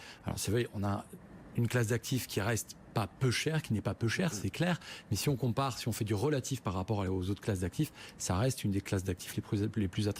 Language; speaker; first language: French; native; French